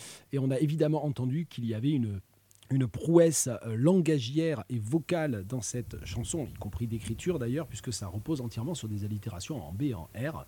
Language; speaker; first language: French; native; French